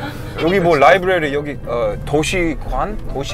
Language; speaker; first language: Korean; non-native, learner; English